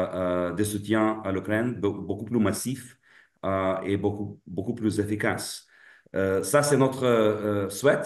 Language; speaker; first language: French; non-native, fluent; Lithuanian